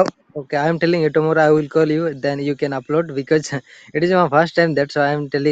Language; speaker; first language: English; non-native, learner; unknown